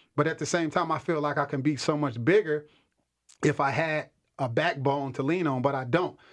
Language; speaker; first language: English; native; English